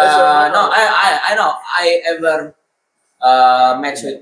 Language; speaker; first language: English; non-native, learner; Indonesian